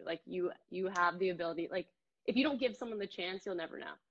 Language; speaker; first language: English; native; English